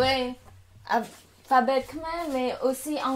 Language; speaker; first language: French; non-native, learner; Khmer